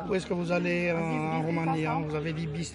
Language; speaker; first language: French; non-native, fluent; Romanian